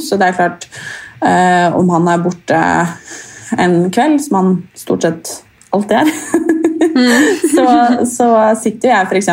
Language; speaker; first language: Norwegian; native; Norwegian